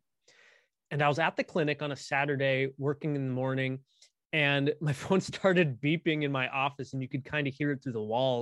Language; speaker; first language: English; native; English